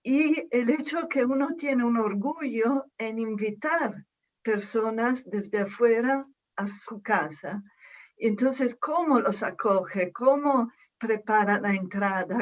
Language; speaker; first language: Spanish; non-native, fluent; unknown